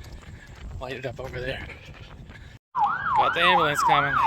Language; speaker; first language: English; native; English